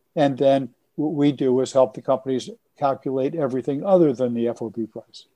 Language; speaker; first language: English; native; English